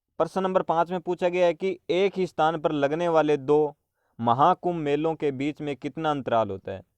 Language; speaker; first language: Hindi; native; Hindi